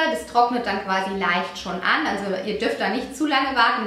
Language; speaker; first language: German; native; German